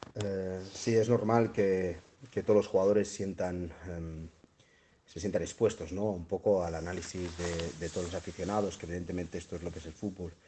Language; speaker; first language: Spanish; non-native, local second language; Catalan